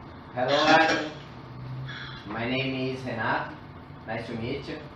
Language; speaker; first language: English; non-native, learner; Portuguese